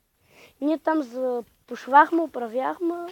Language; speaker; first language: Bulgarian; native; Bulgarian